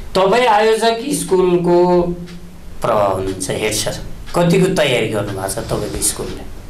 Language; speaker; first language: Nepali; native; Nepali